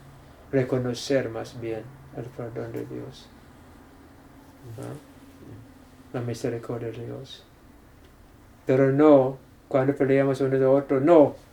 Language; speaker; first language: Spanish; non-native, fluent; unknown